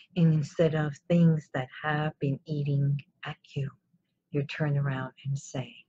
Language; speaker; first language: English; non-native, fluent; Armenian